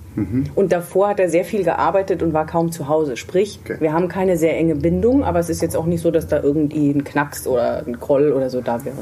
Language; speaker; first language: German; native; German